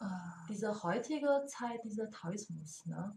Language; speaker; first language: German; non-native, learner; Chinese